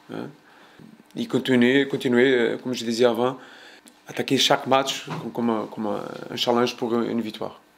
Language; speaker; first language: French; non-native, fluent; Portuguese